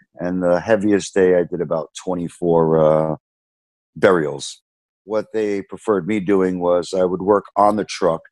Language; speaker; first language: English; native; English